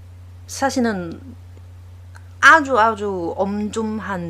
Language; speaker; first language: Korean; non-native, learner; Chinese